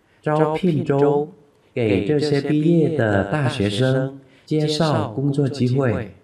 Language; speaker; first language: Chinese; non-native, fluent; Vietnamese